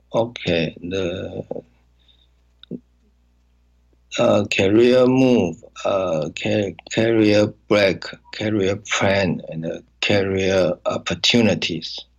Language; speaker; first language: English; non-native, learner; Chinese